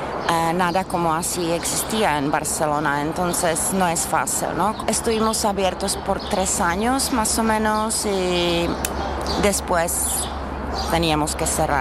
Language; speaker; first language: Spanish; non-native, fluent; Czech